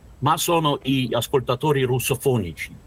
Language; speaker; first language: Italian; non-native, learner; Russian